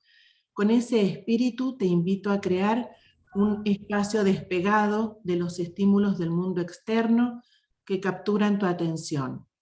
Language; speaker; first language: Spanish; native; Spanish